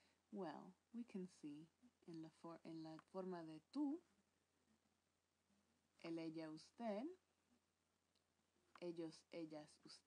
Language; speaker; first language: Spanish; non-native, fluent; English